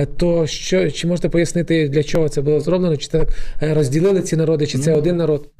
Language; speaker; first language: Ukrainian; native; Ukrainian